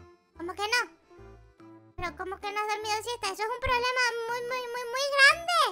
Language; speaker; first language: Spanish; native; Spanish